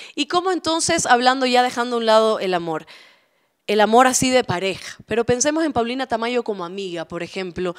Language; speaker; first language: Spanish; native; Spanish